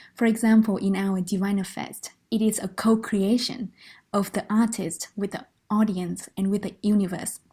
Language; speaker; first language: English; non-native, fluent; Vietnamese